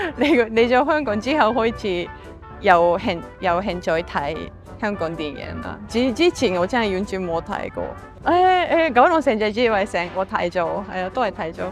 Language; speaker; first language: Cantonese; non-native, fluent; Japanese